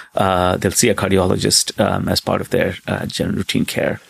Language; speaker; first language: English; non-native, local second language; Hindi